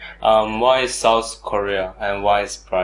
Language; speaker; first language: English; non-native, learner; Chinese